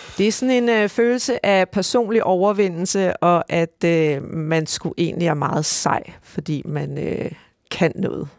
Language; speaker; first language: Danish; native; Danish